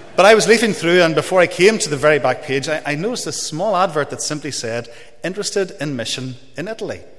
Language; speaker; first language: English; native; English